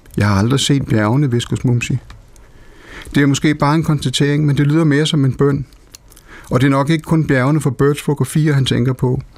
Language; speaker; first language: Danish; native; Danish